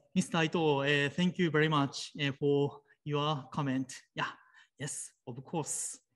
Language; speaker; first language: English; non-native, fluent; Japanese